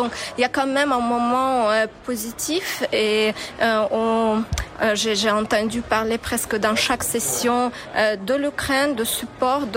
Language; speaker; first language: French; non-native, fluent; Ukrainian